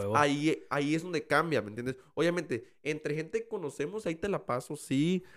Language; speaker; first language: Spanish; early bilingual, heritage; Spanish